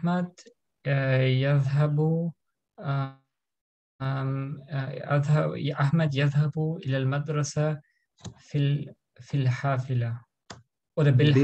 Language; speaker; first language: Arabic; non-native, learner; German